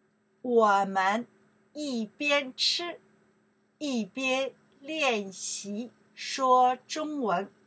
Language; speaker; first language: Chinese; non-native, learner; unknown